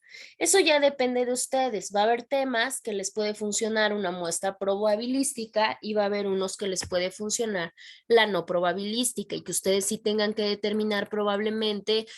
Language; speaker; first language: Spanish; native; Spanish